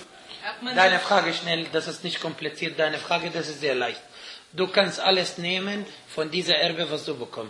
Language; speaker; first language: German; non-native, fluent; Arabic